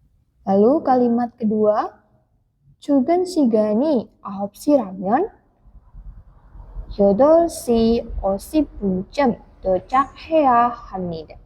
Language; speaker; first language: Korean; non-native, fluent; Indonesian